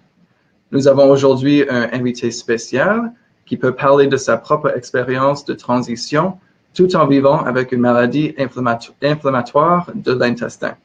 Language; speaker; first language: French; non-native, learner; English